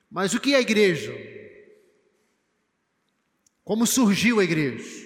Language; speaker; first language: Portuguese; native; Portuguese